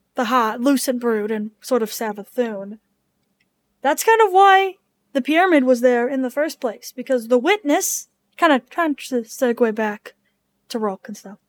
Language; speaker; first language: English; native; English